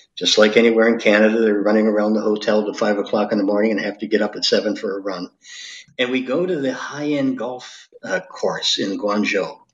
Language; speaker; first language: English; native; English